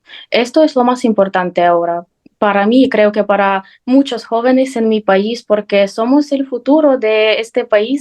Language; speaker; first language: Spanish; non-native, fluent; Ukrainian